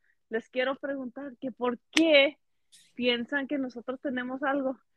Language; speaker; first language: Spanish; early bilingual, heritage; Spanish